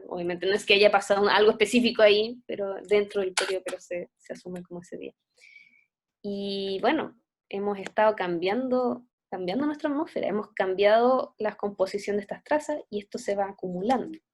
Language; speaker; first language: Spanish; native; Spanish